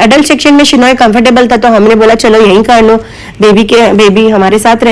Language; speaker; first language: Hindi; native; Hindi